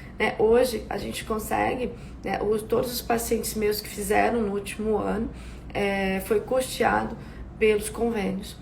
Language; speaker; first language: Portuguese; native; Portuguese